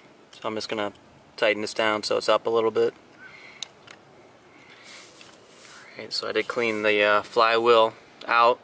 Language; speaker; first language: English; native; English